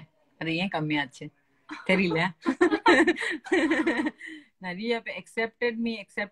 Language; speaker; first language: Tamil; non-native, local second language; Assamese